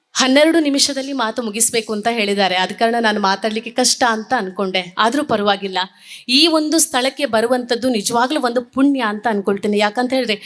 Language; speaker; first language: Kannada; non-native, local second language; Tulu